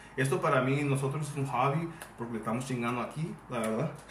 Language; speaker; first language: Spanish; early bilingual, heritage; Spanish